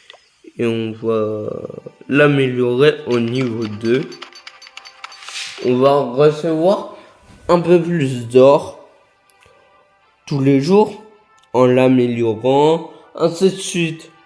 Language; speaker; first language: French; native; French